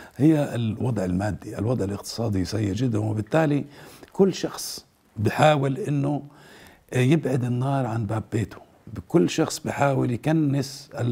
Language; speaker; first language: Arabic; native; Arabic